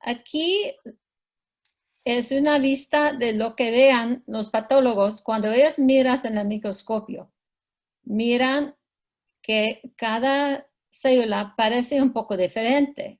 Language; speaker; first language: Spanish; non-native, fluent; English